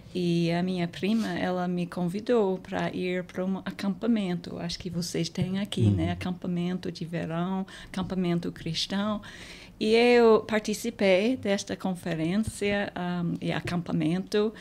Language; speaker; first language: Portuguese; non-native, fluent; English